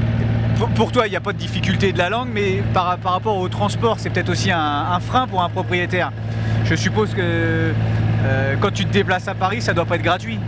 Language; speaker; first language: French; native; French